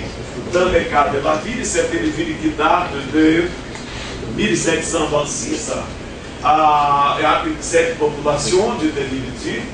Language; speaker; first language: French; non-native, fluent; Portuguese